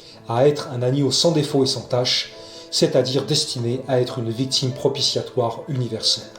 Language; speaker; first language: French; native; French